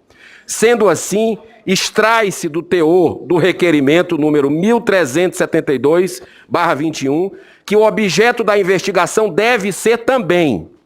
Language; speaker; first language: Portuguese; native; Portuguese